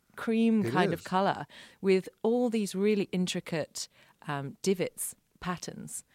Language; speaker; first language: English; native; English